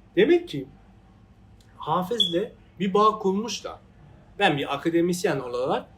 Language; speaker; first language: Turkish; non-native, fluent; Persian